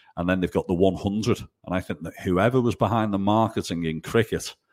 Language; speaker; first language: English; native; English